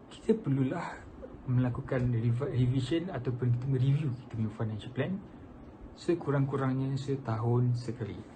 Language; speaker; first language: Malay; native; Malay